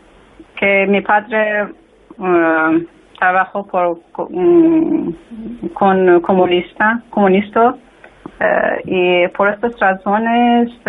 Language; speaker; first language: Spanish; non-native, learner; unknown